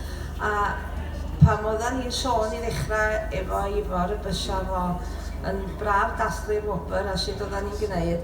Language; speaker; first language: Welsh; native; Welsh